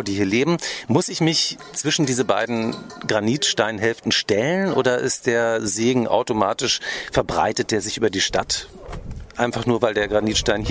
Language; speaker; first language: German; native; German